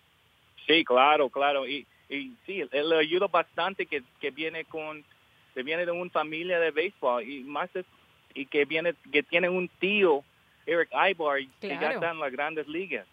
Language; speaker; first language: Spanish; early bilingual, heritage; English